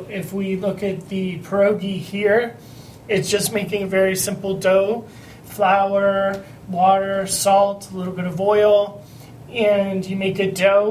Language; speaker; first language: English; native; English